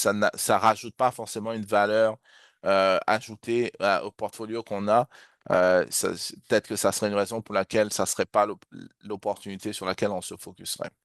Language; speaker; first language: French; native; French